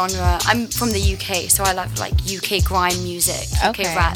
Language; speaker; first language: English; native; English